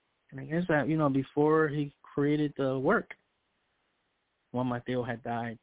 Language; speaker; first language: English; early bilingual, other home language; Spanish